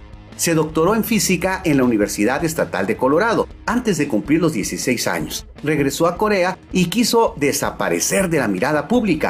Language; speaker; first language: Spanish; native; Spanish